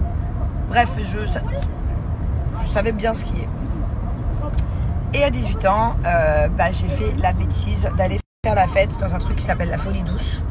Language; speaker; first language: French; native; French